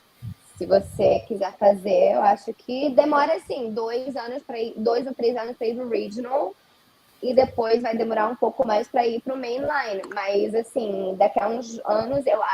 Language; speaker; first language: Portuguese; early bilingual, heritage; Portuguese